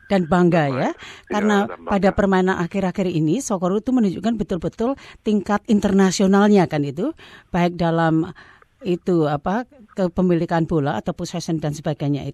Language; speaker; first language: Indonesian; native; Indonesian